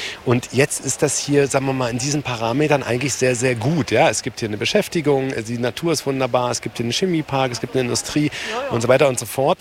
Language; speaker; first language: German; native; German